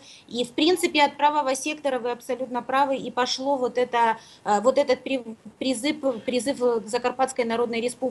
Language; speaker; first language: Russian; native; Russian